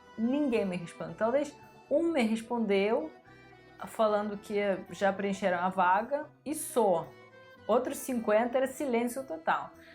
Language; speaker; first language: Portuguese; non-native, fluent; Russian